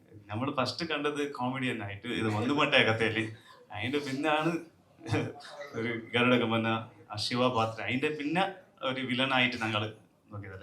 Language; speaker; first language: Malayalam; non-native, local second language; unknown